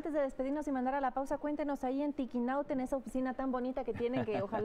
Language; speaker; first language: Spanish; native; Spanish